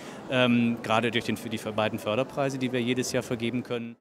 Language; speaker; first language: German; native; German